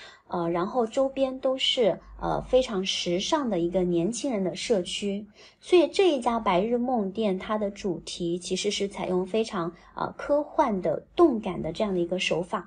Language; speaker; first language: Chinese; native; Chinese